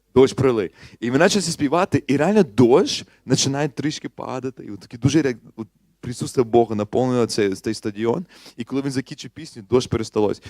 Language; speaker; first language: Ukrainian; non-native, fluent; English